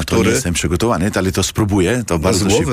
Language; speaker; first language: Polish; non-native, learner; Italian